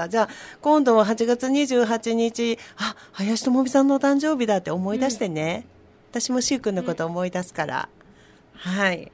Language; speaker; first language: Japanese; native; Japanese